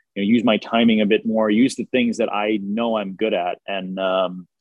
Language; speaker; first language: English; native; English